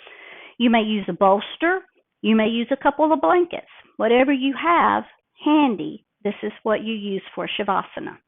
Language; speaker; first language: English; native; English